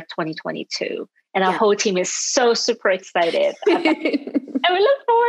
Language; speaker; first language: English; non-native, local second language; Cantonese